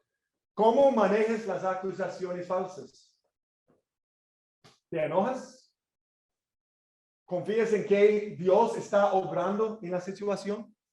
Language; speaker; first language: Spanish; non-native, fluent; English